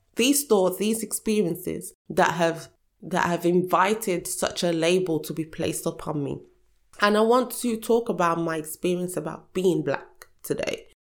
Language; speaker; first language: English; early bilingual, other home language; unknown